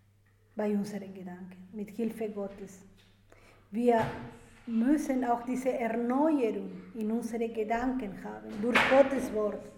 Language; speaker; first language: German; non-native, fluent; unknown